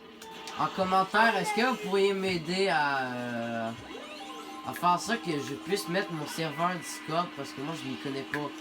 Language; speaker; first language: French; native; French